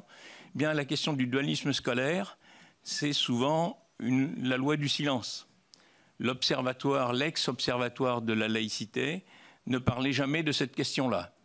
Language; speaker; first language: French; native; French